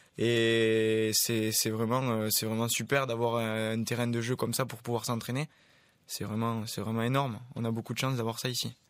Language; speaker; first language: French; native; French